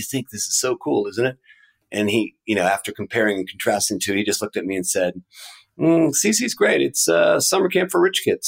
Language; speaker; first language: English; native; English